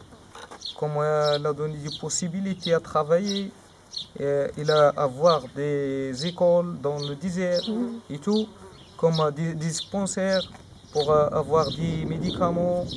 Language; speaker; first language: French; non-native, learner; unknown